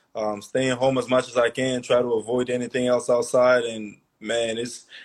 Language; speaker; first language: English; early bilingual, other home language; Portuguese